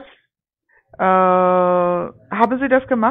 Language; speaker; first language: German; non-native, fluent; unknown